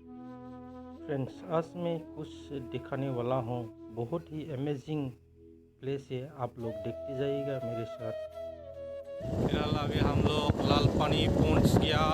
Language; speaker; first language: Hindi; non-native, local second language; Bodo